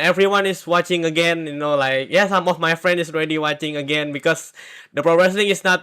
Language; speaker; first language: English; non-native, learner; Indonesian